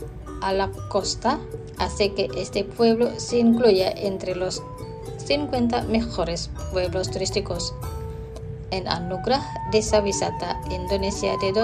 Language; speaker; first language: Spanish; non-native, fluent; Indonesian